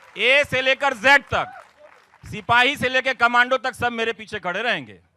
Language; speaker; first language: Hindi; non-native, local second language; Bhojpuri